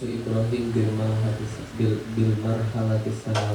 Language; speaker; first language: Arabic; non-native, learner; Indonesian